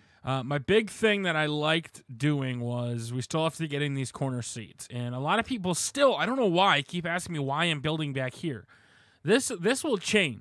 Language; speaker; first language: English; native; English